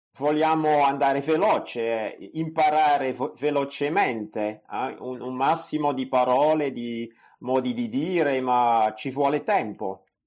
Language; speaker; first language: Italian; non-native, fluent; Dutch